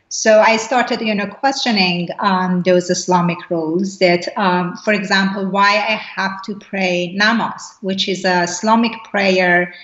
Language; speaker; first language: English; non-native, fluent; Persian